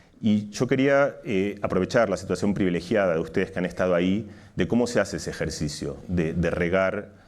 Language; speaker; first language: Spanish; native; Spanish